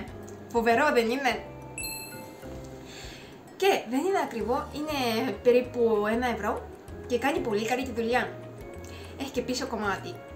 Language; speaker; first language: Greek; non-native, fluent; Japanese